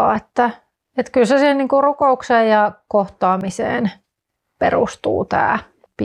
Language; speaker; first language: Finnish; native; Finnish